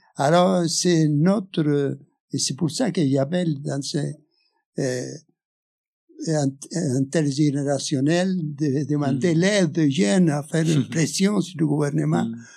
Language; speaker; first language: French; non-native, fluent; Spanish